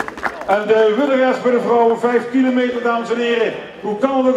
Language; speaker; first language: Dutch; native; Dutch